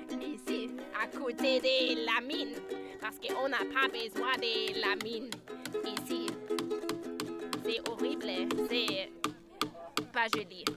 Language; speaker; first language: French; non-native, learner; German